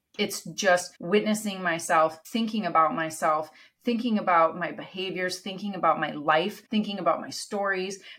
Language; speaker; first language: English; non-native, fluent; Italian